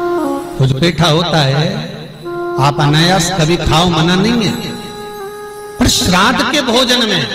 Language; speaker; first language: Hindi; native; Hindi